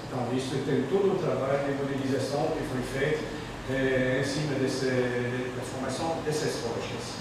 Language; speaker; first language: Portuguese; non-native, fluent; French